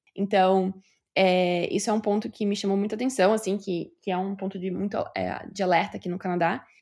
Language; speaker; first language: Portuguese; native; Portuguese